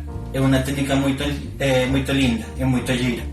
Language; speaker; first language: Portuguese; non-native, learner; Spanish